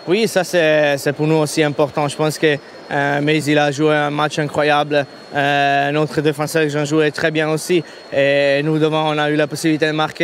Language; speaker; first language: French; non-native, fluent; Italian